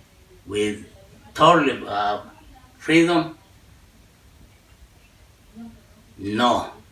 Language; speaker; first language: English; non-native, learner; Spanish